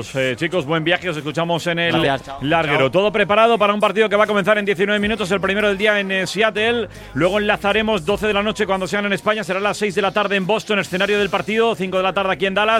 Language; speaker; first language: Spanish; native; Spanish